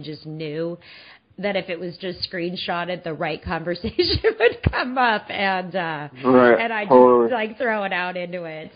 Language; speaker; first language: English; native; English